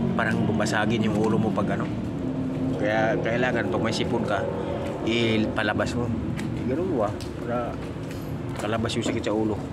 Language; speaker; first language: Filipino; non-native, local second language; Cebuano